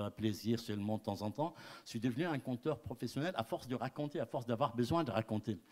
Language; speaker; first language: French; non-native, local second language; Arabic